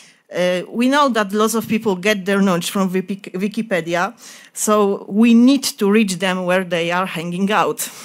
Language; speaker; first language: English; non-native, fluent; Polish